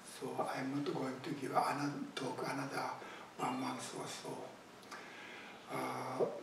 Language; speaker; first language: English; non-native, fluent; Japanese